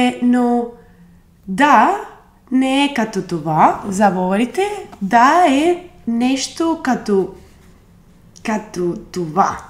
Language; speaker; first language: Bulgarian; non-native, learner; Spanish